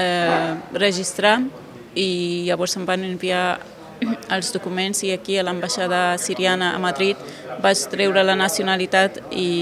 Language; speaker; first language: Catalan; non-native, fluent; Kurdish